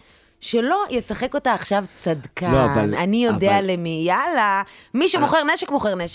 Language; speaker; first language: Hebrew; native; Hebrew